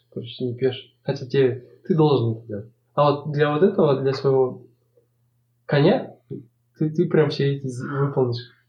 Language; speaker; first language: Russian; non-native, local second language; Kazakh